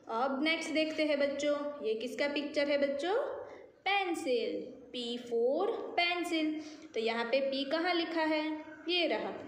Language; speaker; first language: Hindi; non-native, local second language; Gujarati